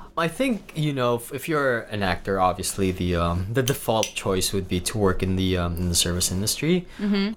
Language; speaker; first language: English; non-native, local second language; Cebuano